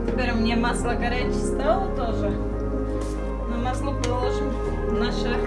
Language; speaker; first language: Russian; non-native, local second language; Tajik